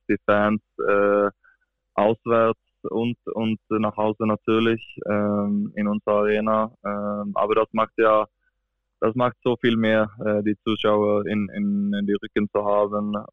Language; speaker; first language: German; non-native, fluent; Swedish